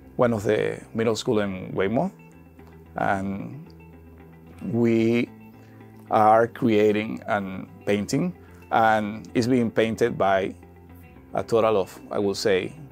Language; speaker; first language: English; non-native, fluent; Spanish